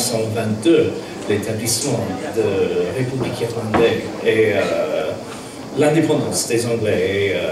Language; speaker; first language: French; non-native, fluent; English